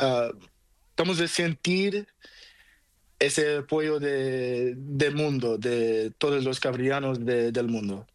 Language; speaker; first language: Spanish; non-native, learner; Portuguese